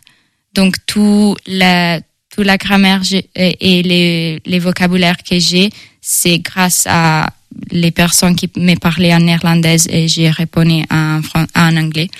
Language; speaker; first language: French; non-native, fluent; Italian